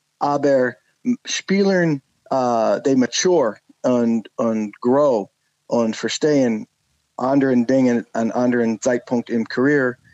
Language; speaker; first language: German; non-native, learner; English